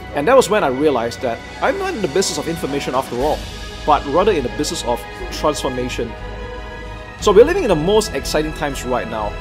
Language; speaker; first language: English; non-native, local second language; Chinese